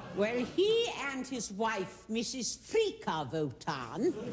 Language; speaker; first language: English; native; English